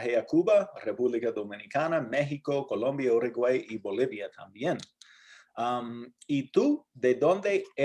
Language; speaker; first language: Spanish; non-native, fluent; English